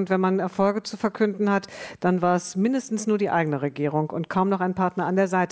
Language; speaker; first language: German; native; German